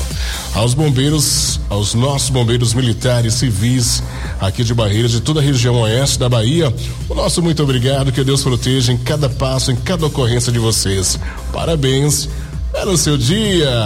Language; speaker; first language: Portuguese; native; Portuguese